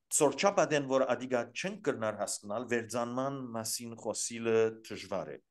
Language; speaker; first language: Armenian; early bilingual, heritage; Armenian